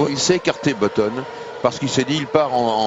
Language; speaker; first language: French; native; French